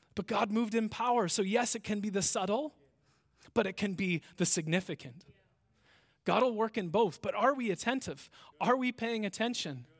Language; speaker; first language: English; native; English